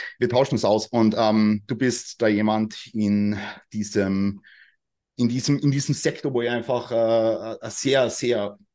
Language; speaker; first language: German; native; German